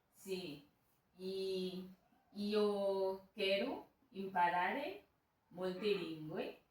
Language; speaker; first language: Italian; non-native, learner; Haitian Creole